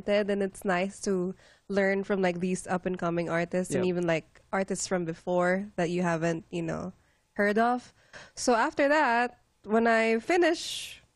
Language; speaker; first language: English; non-native, local second language; Filipino